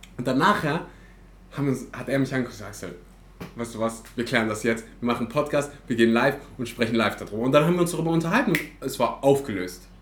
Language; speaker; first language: German; native; German